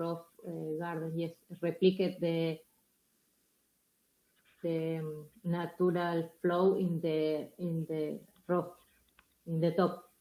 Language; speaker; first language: English; non-native, learner; Spanish